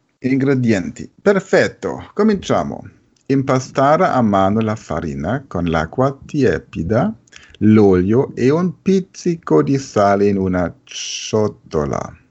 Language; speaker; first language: Italian; non-native, fluent; German